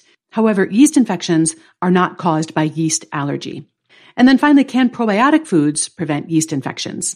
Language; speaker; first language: English; native; English